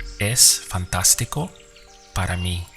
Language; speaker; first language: Spanish; non-native, fluent; English